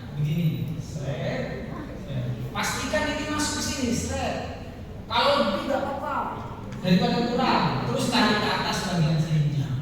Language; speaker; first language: Indonesian; non-native, local second language; Madurese